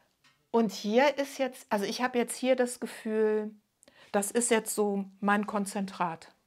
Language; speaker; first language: German; native; German